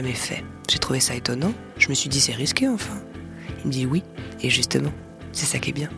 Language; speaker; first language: French; native; French